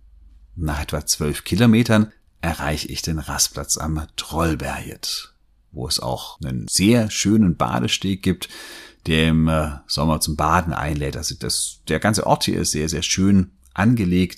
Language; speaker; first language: German; native; German